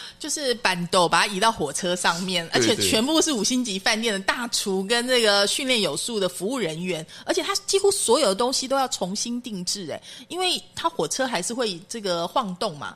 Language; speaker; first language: Chinese; native; Chinese